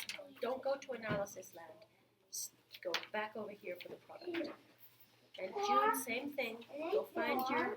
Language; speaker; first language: English; native; English